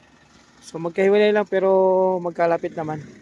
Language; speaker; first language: Filipino; non-native, local second language; Cebuano